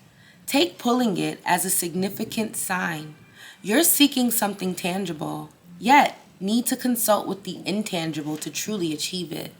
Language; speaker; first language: English; native; English